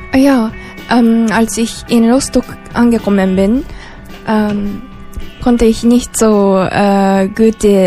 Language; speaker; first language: German; non-native, learner; Japanese